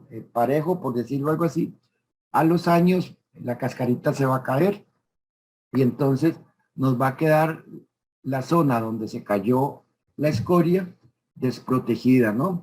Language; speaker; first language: Spanish; native; Spanish